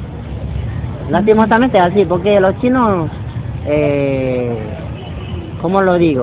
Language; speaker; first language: Spanish; non-native, learner; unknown